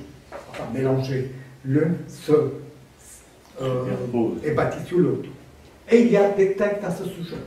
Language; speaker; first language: French; non-native, fluent; Armenian